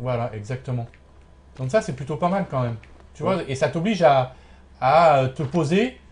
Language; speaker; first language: French; native; French